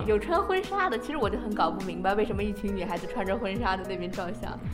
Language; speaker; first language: Chinese; native; Chinese